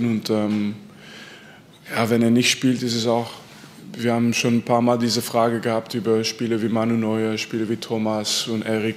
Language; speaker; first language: German; non-native, fluent; French